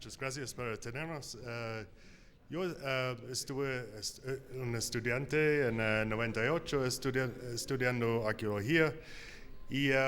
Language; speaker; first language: Spanish; non-native, learner; English